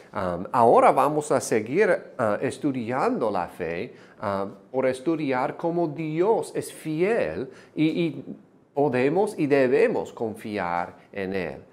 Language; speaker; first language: Spanish; non-native, fluent; English